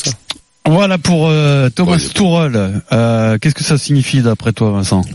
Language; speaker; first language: French; native; French